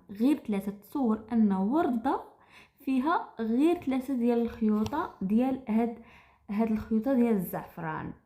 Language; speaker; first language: Arabic; native; Arabic